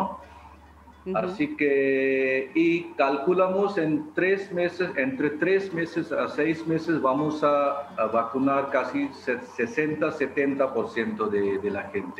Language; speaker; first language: Spanish; non-native, fluent; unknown